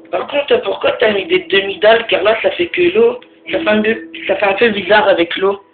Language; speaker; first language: French; native; French